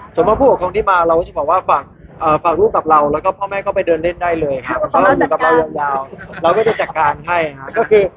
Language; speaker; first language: Thai; native; Thai